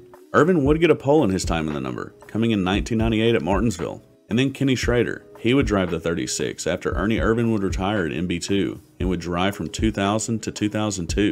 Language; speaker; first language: English; native; English